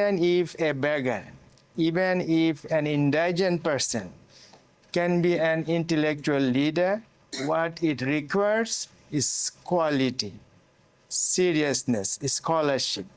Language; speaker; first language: English; non-native, local second language; Bangla